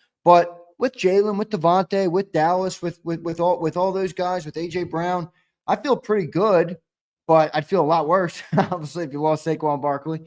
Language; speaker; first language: English; native; English